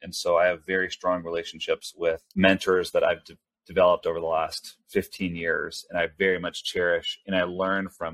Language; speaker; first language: English; early bilingual, other home language; Spanish